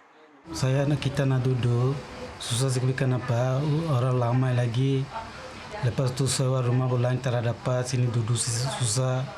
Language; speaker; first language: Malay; non-native, learner; Rohingya